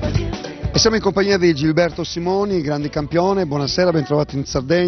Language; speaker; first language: Italian; native; Italian